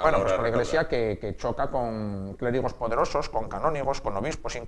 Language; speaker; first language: Spanish; native; Spanish